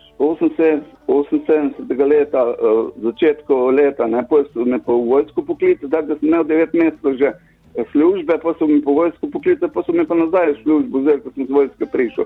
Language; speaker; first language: Slovenian; native; Slovenian